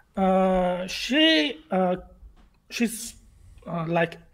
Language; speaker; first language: English; non-native, learner; Georgian